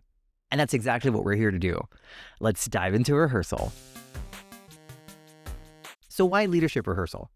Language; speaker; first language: English; native; English